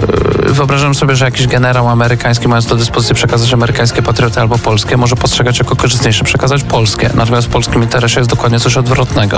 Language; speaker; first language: Polish; native; Polish